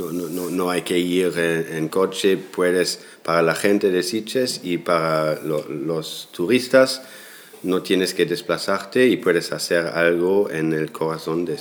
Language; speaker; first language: Spanish; non-native, fluent; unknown